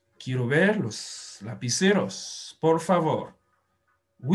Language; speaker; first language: Spanish; non-native, fluent; French